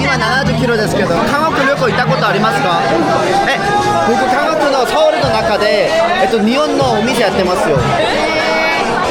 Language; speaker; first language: Japanese; non-native, learner; Korean